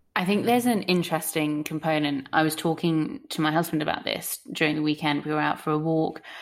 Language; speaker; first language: English; native; English